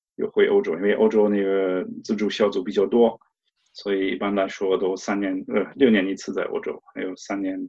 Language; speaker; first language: Chinese; non-native, fluent; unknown